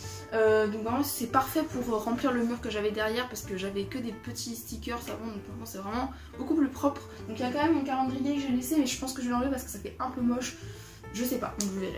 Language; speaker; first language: French; native; French